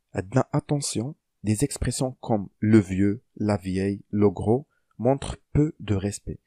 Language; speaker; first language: French; non-native, local second language; Arabic